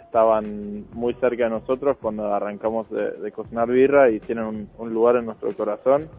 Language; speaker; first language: Spanish; non-native, fluent; Norwegian